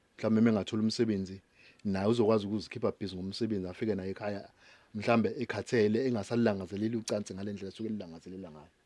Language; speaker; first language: Zulu; native; Zulu